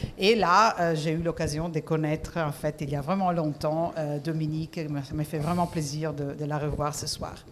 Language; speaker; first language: French; non-native, fluent; Italian